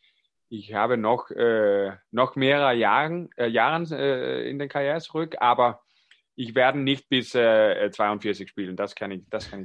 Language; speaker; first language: German; non-native, fluent; Danish